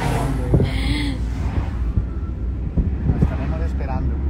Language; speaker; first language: Spanish; native; Spanish